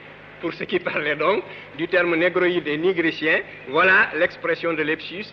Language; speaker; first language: French; non-native, local second language; Wolof